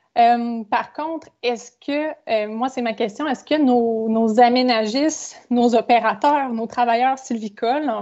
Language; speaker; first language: French; native; French